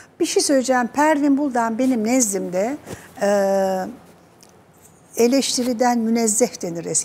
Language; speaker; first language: Turkish; native; Turkish